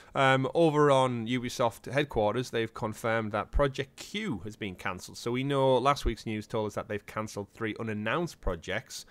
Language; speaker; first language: English; native; English